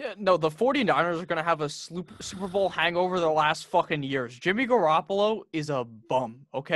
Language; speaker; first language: English; native; English